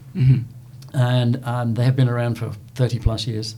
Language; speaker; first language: English; native; English